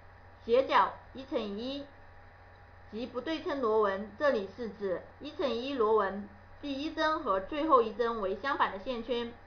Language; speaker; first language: Chinese; native; Chinese